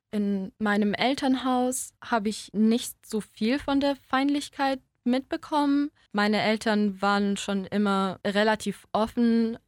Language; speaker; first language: German; early bilingual, other home language; Polish